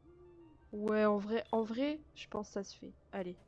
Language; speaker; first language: French; native; French